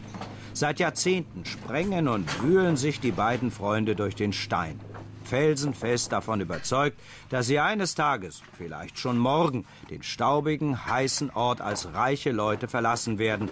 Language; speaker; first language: German; native; German